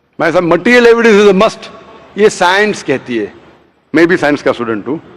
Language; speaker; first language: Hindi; non-native, local second language; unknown